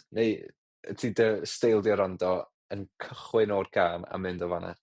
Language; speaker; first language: Welsh; native; Welsh